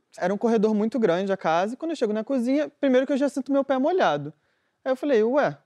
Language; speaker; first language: Portuguese; native; Portuguese